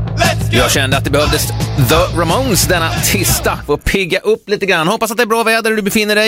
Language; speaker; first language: Swedish; native; Swedish